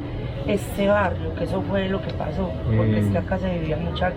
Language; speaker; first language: Spanish; native; Spanish